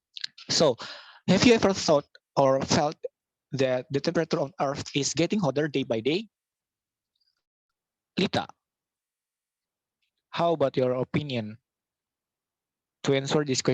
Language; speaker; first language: English; non-native, local second language; Indonesian